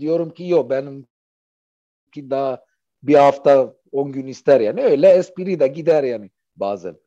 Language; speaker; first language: Turkish; non-native, fluent; Arabic